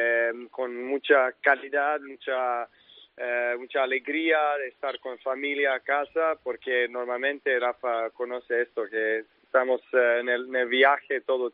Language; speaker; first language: Spanish; non-native, learner; Serbian